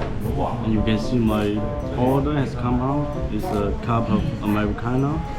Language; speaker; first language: English; non-native, fluent; Chinese